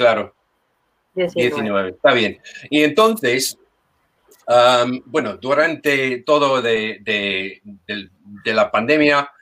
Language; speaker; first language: Spanish; non-native, fluent; English